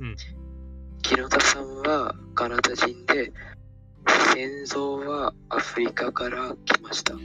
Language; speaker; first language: Japanese; non-native, fluent; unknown